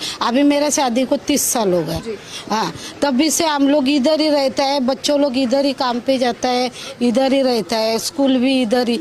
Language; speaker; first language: Hindi; non-native, local second language; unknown